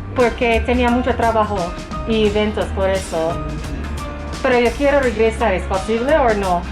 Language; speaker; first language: Spanish; non-native, learner; English